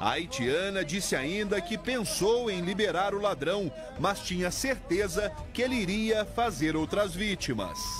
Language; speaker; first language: Portuguese; native; Portuguese